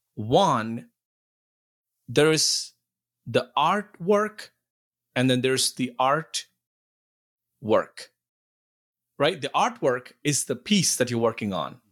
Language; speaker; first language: English; non-native, local second language; Telugu